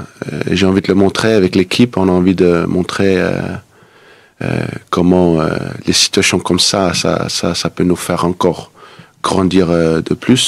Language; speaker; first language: French; non-native, fluent; Danish